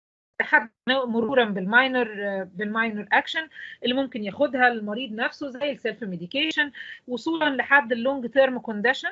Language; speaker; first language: Arabic; native; Arabic